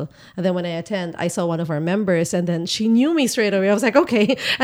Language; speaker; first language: English; non-native, local second language; Filipino